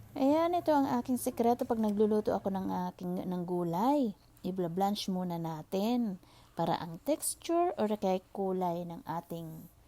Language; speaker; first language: Filipino; non-native, local second language; Iloko